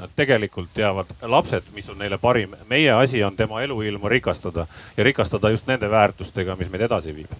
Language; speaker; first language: Estonian; native; Estonian